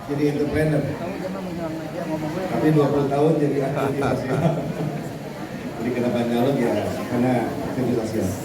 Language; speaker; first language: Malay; non-native, local second language; Sundanese